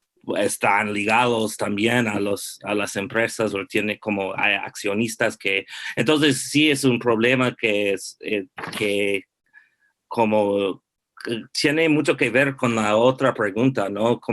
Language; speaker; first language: Spanish; non-native, fluent; English